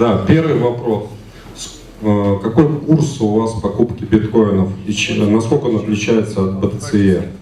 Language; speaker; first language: Russian; native; Russian